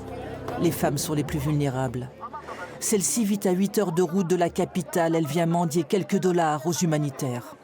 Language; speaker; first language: French; native; French